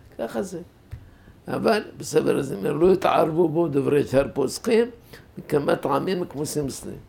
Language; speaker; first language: Hebrew; non-native, fluent; Arabic